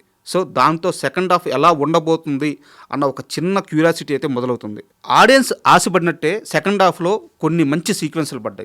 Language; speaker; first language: Telugu; native; Telugu